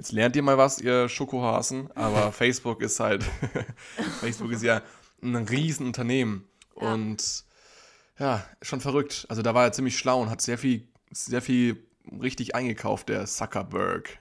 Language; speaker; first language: German; native; German